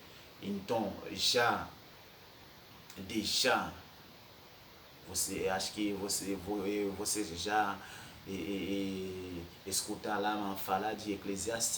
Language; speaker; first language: Portuguese; non-native, fluent; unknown